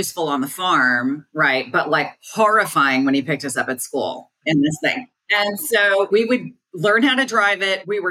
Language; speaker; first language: English; native; English